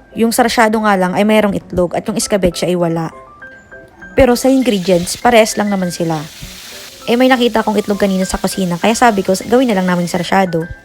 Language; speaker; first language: Filipino; non-native, local second language; Bikol